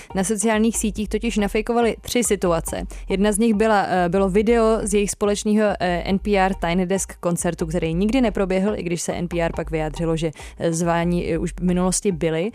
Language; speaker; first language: Czech; native; Czech